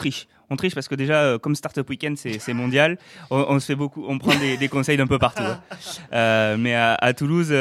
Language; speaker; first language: French; native; French